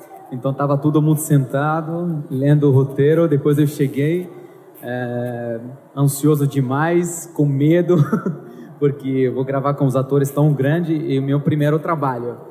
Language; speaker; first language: Portuguese; non-native, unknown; Arabic